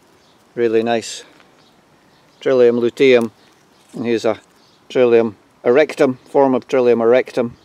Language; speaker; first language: English; native; English